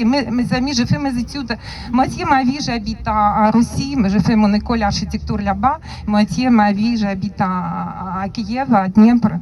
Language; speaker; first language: French; non-native, learner; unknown